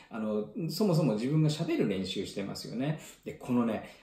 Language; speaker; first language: Japanese; native; Japanese